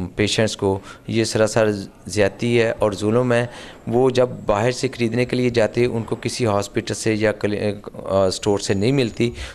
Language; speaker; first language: Urdu; non-native, local second language; Punjabi